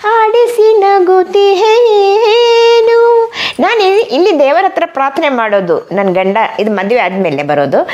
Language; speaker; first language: Kannada; native; Kannada